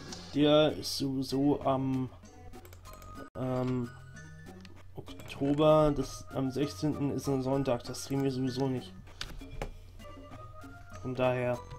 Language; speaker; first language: German; native; German